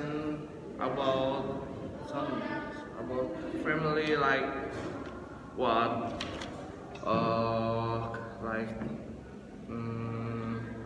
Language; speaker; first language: English; non-native, learner; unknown